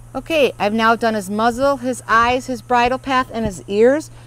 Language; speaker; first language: English; native; English